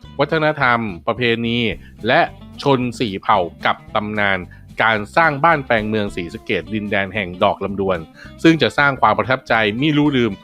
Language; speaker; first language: Thai; native; Thai